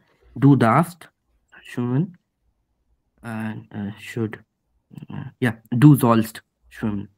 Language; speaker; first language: German; non-native, learner; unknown